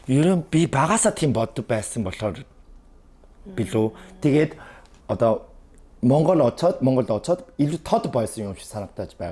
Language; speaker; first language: Mongolian; early bilingual, heritage; Mongolian